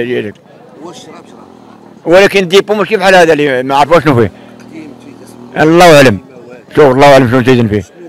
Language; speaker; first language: Arabic; native; Arabic